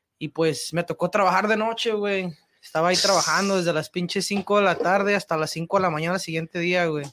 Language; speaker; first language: Spanish; early bilingual, heritage; Spanish